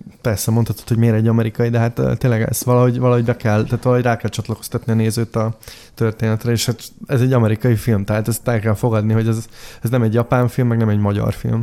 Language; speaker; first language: Hungarian; native; Hungarian